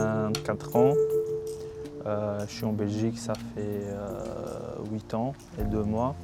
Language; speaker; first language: French; non-native, fluent; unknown